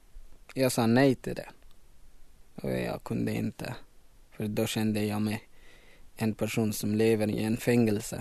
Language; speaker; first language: Swedish; non-native, learner; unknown